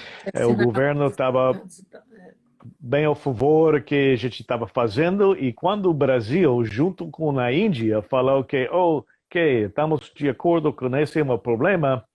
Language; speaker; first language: Portuguese; non-native, fluent; English